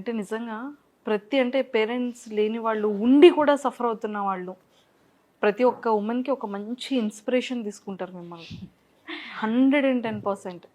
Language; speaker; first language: Telugu; native; Telugu